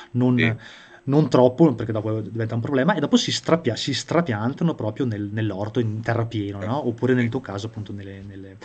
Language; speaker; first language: Italian; native; Italian